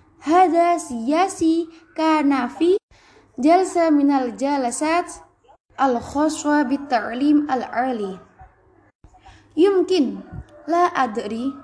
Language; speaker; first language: Arabic; non-native, learner; Indonesian